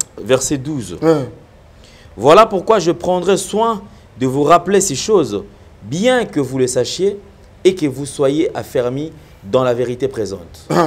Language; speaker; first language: French; non-native, local second language; Lingala